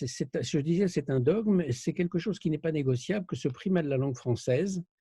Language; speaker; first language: French; native; French